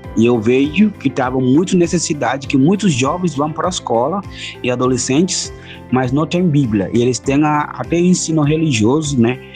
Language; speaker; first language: Portuguese; non-native, fluent; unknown